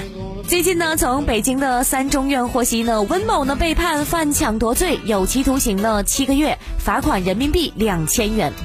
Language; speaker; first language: Chinese; native; Chinese